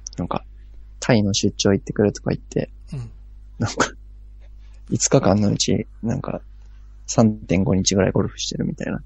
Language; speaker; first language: Japanese; native; Japanese